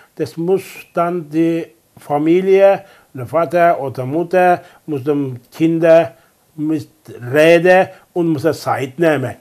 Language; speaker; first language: German; non-native, learner; Turkish